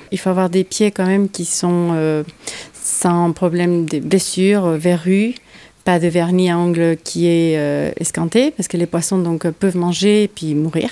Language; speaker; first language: French; non-native, fluent; Spanish